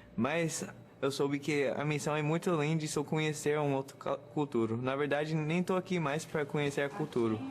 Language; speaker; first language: Portuguese; non-native, fluent; English